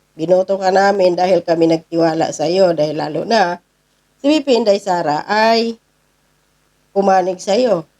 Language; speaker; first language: Filipino; non-native, local second language; Cebuano